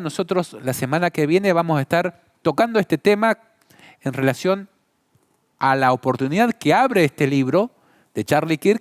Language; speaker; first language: Spanish; native; Spanish